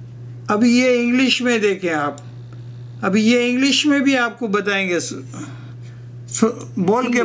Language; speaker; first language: Hindi; non-native, local second language; Gujarati